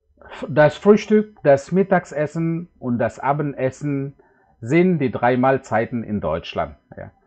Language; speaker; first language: German; non-native, fluent; Indonesian